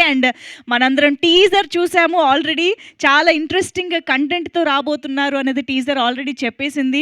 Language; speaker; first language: Telugu; native; Telugu